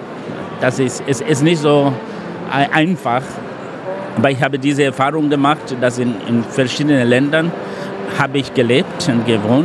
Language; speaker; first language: German; non-native, fluent; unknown